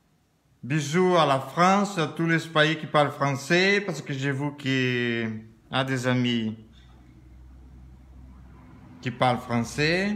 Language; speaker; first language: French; non-native, learner; Portuguese